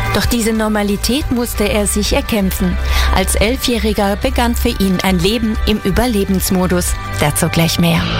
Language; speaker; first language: German; native; German